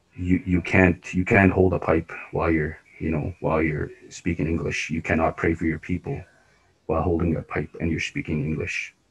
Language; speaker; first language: English; non-native, fluent; Cree